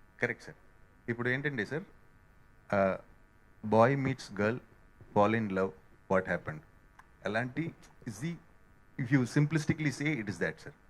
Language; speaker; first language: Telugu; non-native, learner; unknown